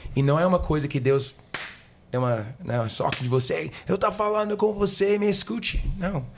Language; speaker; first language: Portuguese; non-native, learner; English